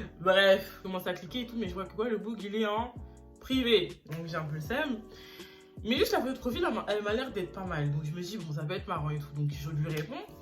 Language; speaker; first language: French; early bilingual, other home language; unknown